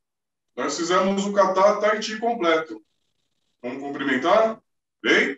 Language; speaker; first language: Portuguese; native; Portuguese